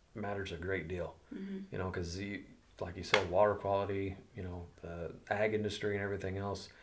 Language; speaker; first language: English; native; English